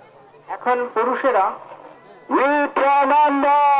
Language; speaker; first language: Bangla; non-native, fluent; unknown